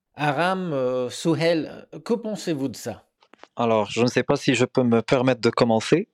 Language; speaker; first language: French; non-native, local second language; Arabic